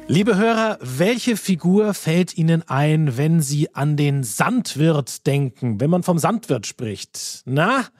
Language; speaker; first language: German; native; German